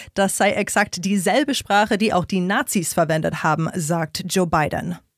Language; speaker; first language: German; non-native, fluent; English